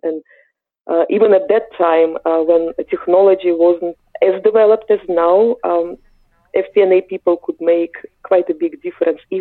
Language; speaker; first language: English; non-native, fluent; Ukrainian